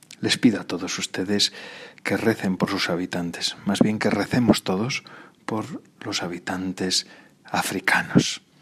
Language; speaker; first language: Spanish; native; Spanish